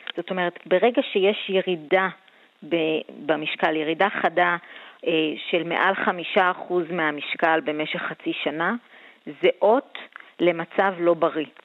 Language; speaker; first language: Hebrew; native; Hebrew